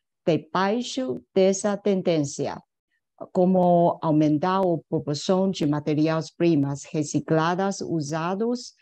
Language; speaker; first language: Portuguese; non-native, fluent; Chinese